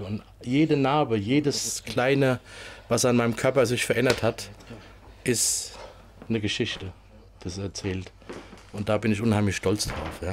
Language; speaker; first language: German; native; German